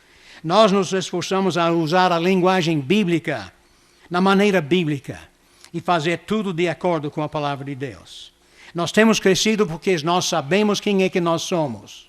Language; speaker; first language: Portuguese; non-native, fluent; English